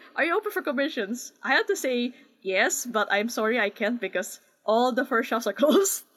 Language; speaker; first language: English; non-native, local second language; Filipino